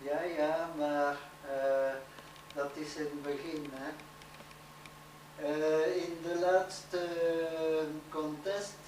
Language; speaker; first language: Dutch; non-native, learner; French